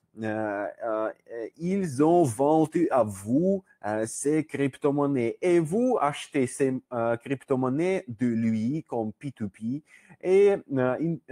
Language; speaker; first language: French; non-native, learner; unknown